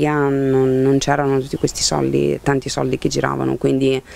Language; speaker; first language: Italian; non-native, fluent; Lithuanian